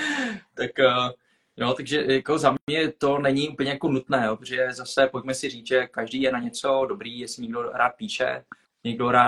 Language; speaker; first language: Czech; early bilingual, other home language; Vietnamese